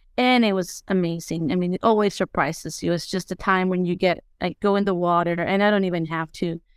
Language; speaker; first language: English; non-native, fluent; Spanish